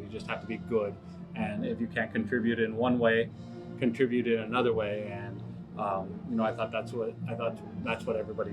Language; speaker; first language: English; native; English